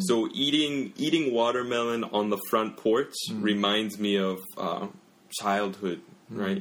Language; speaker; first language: English; native; English